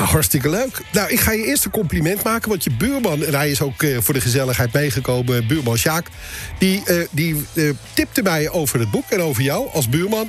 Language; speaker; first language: Dutch; native; Dutch